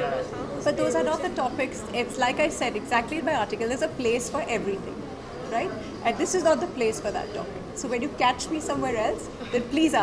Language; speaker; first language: English; non-native, local second language; Hindi